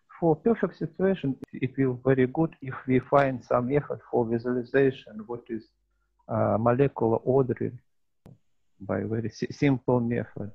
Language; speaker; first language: English; non-native, learner; Russian